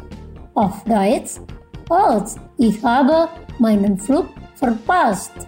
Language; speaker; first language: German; non-native, fluent; Indonesian